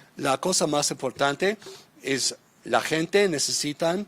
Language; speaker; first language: Spanish; non-native, fluent; English